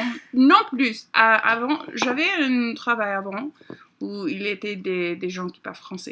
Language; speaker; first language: French; non-native, learner; English